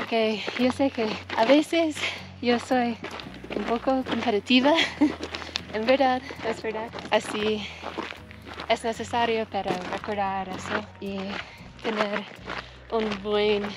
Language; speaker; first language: Spanish; non-native, learner; English